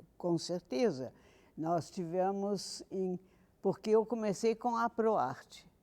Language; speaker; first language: Portuguese; non-native, fluent; German